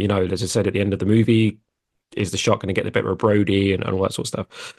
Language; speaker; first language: English; native; English